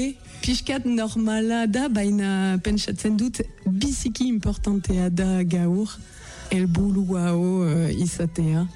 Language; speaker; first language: Basque; non-native, learner; French